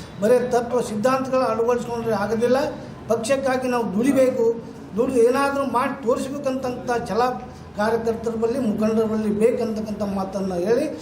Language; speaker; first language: Kannada; native; Kannada